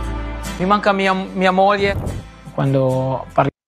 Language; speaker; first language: Italian; non-native, learner; Indonesian